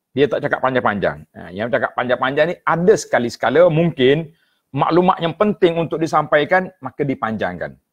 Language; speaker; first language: Malay; native; Malay